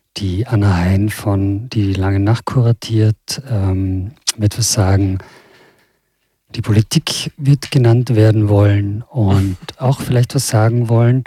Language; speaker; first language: German; native; German